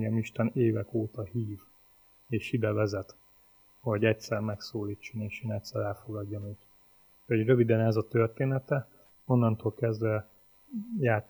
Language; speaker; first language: Hungarian; native; Hungarian